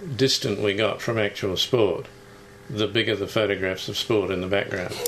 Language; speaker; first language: English; native; English